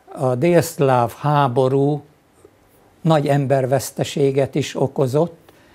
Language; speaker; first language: Hungarian; native; Hungarian